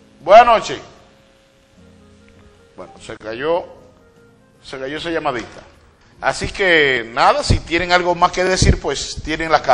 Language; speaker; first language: Spanish; native; Spanish